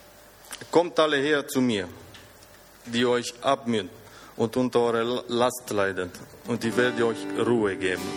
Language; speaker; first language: German; non-native, fluent; Romanian